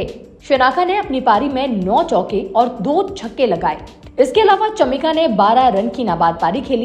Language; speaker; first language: Hindi; native; Hindi